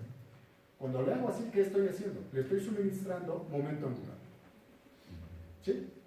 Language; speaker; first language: Spanish; native; Spanish